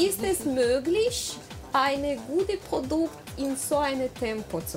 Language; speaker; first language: German; non-native, learner; Russian